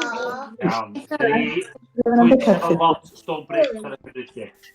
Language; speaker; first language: Welsh; native; Welsh